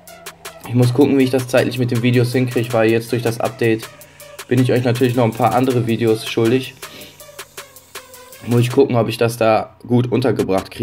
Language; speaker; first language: German; native; German